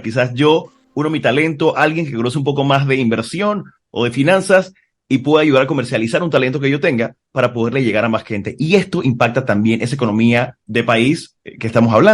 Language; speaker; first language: Spanish; native; Spanish